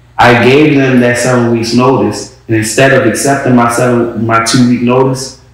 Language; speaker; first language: English; native; English